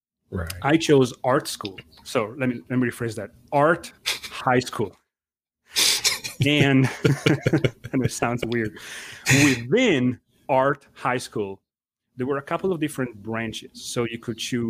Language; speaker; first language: English; non-native, fluent; Italian